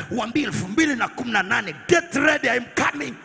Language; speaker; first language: English; non-native, local second language; Swahili